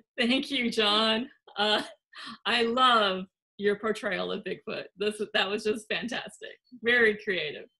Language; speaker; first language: English; native; English